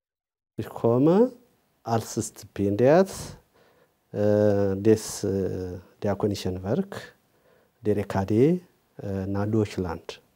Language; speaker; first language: German; non-native, fluent; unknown